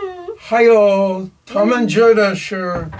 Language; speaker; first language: Chinese; non-native, learner; English